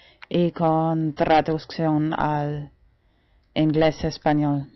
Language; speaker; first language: Spanish; non-native, fluent; German